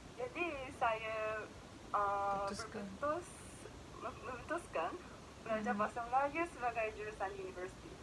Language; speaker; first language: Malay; non-native, fluent; Japanese